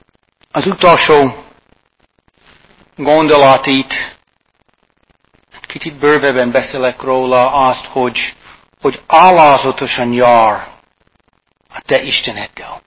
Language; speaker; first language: Hungarian; non-native, fluent; English